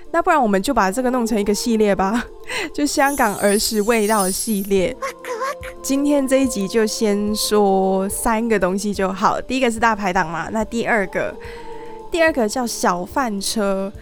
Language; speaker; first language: Chinese; non-native, fluent; Cantonese